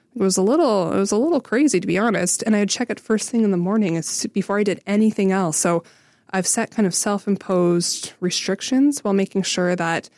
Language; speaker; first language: English; native; English